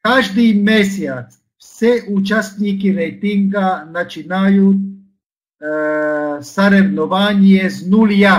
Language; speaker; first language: Russian; non-native, learner; Slovak